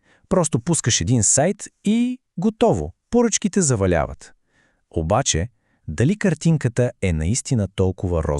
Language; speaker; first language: Bulgarian; native; Bulgarian